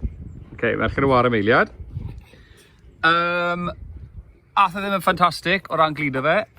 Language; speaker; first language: Welsh; native; Welsh